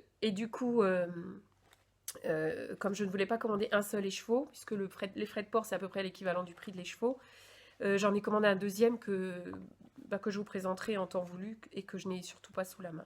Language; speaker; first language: French; native; French